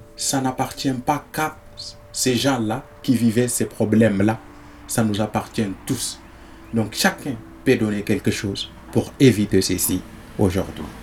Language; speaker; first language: French; non-native, local second language; Tamasheq